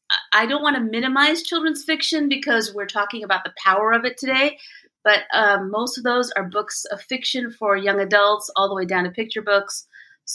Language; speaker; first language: English; early bilingual, other home language; Bangla